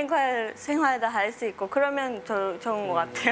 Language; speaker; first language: Korean; non-native, fluent; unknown